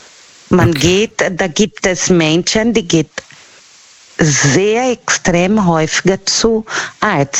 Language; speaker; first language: German; non-native, learner; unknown